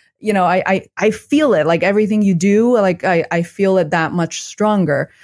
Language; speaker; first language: English; non-native, fluent; Chinese